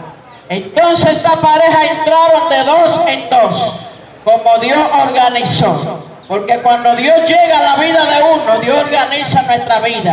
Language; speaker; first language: Spanish; native; Spanish